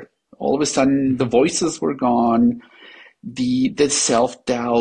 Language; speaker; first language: English; non-native, fluent; German